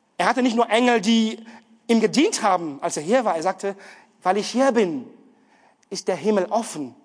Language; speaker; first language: German; non-native, fluent; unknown